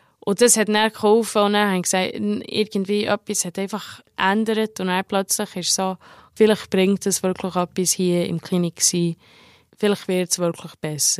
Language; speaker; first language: German; early bilingual, heritage; German